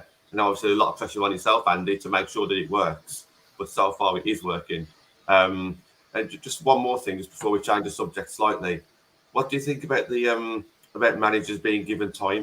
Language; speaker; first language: English; native; English